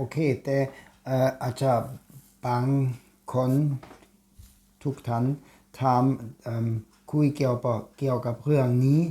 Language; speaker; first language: Thai; non-native, learner; German